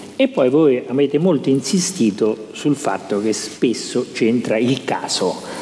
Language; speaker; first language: Italian; native; Italian